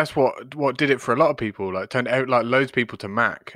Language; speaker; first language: English; native; English